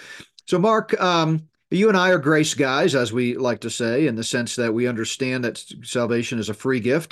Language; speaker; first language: English; native; English